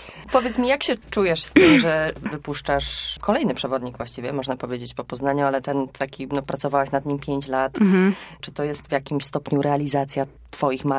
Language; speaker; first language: Polish; native; Polish